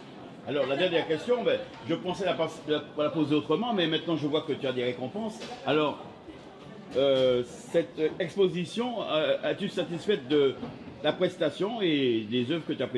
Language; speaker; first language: French; native; French